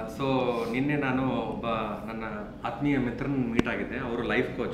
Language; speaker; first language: Kannada; native; Kannada